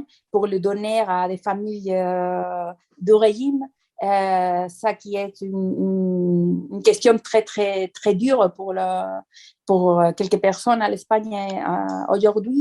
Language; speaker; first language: French; non-native, fluent; Spanish